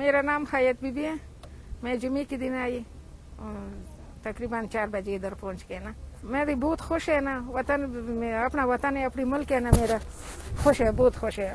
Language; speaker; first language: Hindi; non-native, learner; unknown